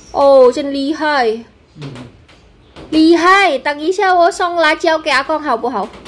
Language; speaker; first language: Chinese; non-native, learner; Indonesian